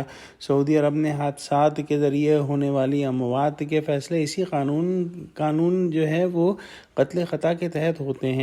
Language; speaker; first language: Urdu; native; Urdu